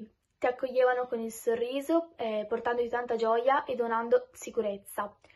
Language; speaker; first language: Italian; native; Italian